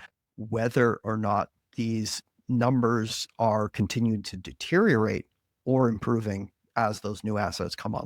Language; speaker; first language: English; native; English